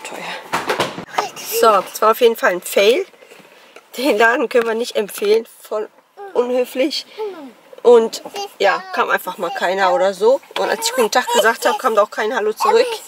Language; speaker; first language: German; native; German